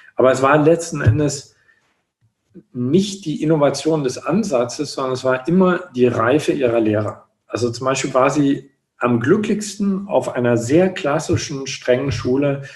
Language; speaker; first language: German; native; German